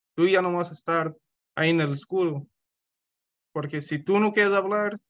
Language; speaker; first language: Spanish; early bilingual, heritage; Spanish